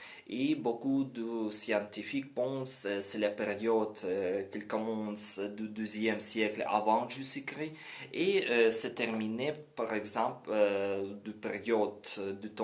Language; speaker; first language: French; non-native, learner; Ukrainian